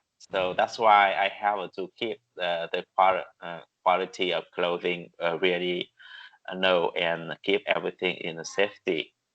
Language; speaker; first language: English; non-native, learner; Vietnamese